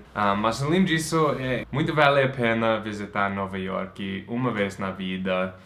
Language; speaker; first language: Portuguese; non-native, fluent; English